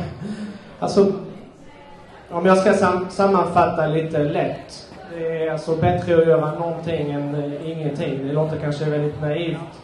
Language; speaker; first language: Swedish; non-native, fluent; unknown